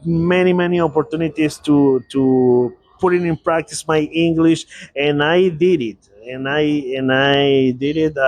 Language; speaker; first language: English; non-native, learner; Spanish